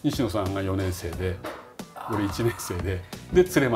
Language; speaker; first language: Japanese; native; Japanese